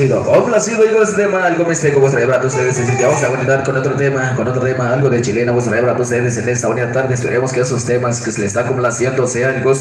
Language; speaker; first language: Spanish; non-native, local second language; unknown